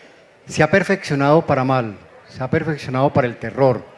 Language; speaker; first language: Spanish; native; Spanish